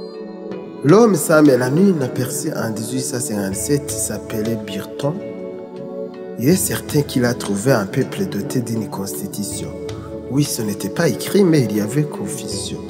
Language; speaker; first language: French; non-native, local second language; Rundi